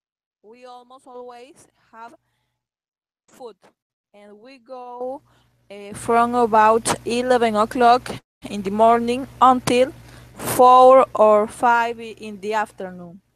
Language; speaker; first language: English; non-native, learner; Spanish